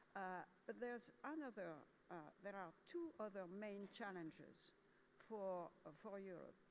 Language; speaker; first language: English; non-native, fluent; French